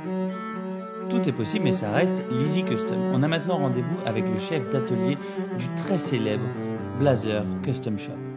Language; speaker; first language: French; native; French